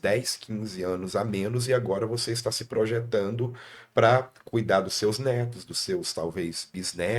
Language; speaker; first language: Portuguese; native; Portuguese